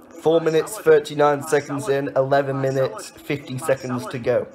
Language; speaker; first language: English; native; English